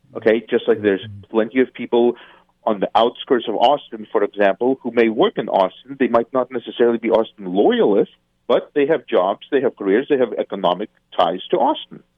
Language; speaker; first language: English; non-native, fluent; Russian